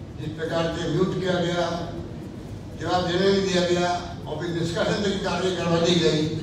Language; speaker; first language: Hindi; native; Hindi